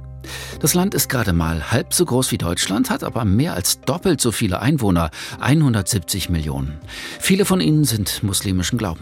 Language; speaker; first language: German; native; German